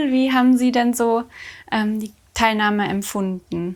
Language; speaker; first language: German; native; German